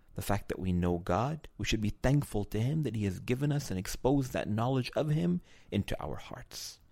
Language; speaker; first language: English; native; English